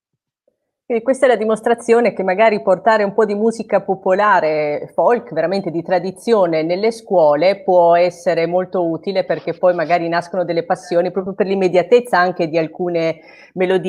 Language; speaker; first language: Italian; native; Italian